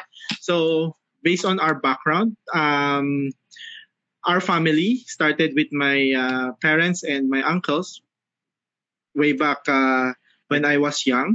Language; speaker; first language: English; non-native, local second language; Filipino